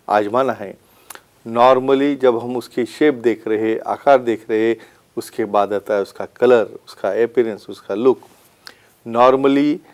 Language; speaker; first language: Hindi; non-native, local second language; Marathi